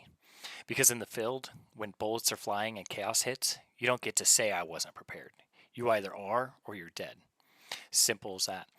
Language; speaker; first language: English; native; English